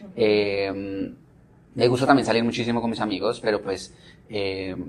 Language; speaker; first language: Spanish; native; Spanish